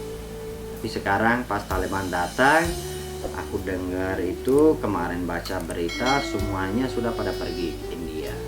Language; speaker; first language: Indonesian; non-native, fluent; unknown